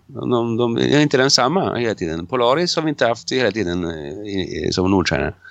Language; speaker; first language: Swedish; non-native, fluent; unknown